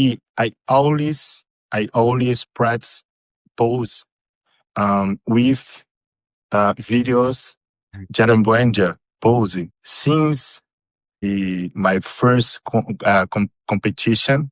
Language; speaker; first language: English; non-native, learner; Portuguese